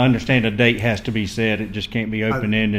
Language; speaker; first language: English; native; English